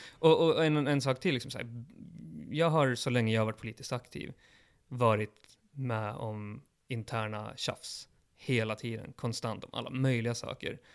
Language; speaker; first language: Swedish; early bilingual, other home language; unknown